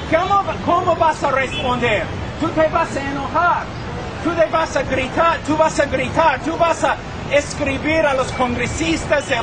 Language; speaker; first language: Spanish; non-native, fluent; English